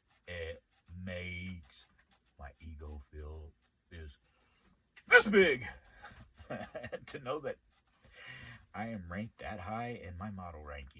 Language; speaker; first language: English; native; English